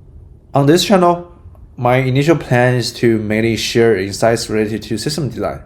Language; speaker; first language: English; non-native, fluent; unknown